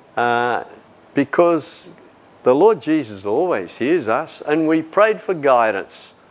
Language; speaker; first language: English; native; English